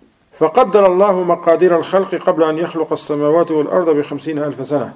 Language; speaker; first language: Arabic; non-native, fluent; English